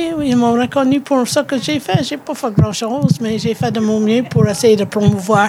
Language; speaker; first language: French; native; French